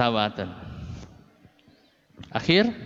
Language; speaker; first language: Arabic; non-native, fluent; Indonesian